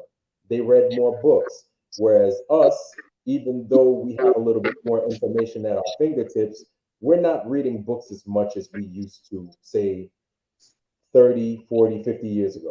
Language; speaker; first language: English; native; English